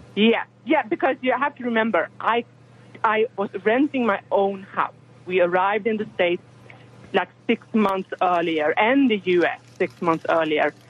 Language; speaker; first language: English; non-native, fluent; Swedish